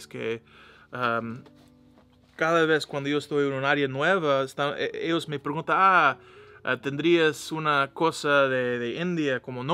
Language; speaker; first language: Spanish; non-native, learner; English